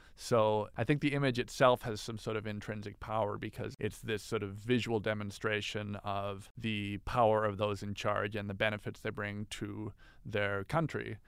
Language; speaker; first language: English; native; English